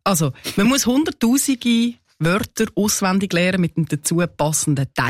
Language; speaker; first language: German; native; German